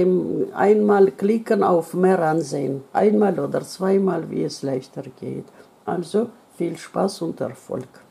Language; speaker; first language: German; non-native, learner; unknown